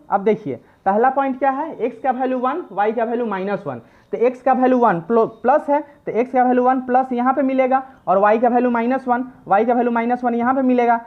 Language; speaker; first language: Hindi; native; Hindi